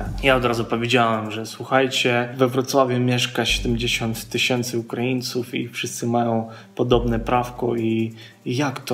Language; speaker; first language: Polish; non-native, fluent; Ukrainian